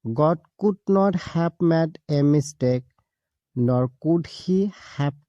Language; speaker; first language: English; non-native, local second language; Assamese